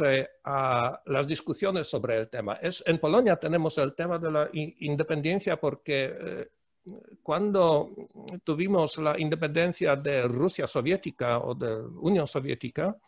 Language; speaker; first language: Spanish; non-native, fluent; Polish